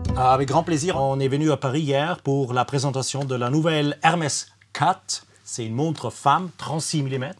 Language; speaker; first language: French; non-native, fluent; German